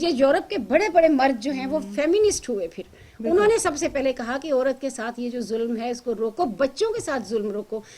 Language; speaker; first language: Urdu; native; Urdu